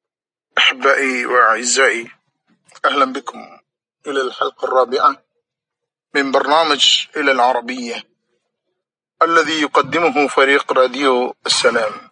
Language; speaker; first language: Arabic; non-native, fluent; Malayalam